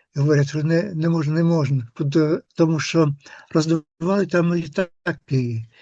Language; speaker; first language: Ukrainian; non-native, fluent; Finnish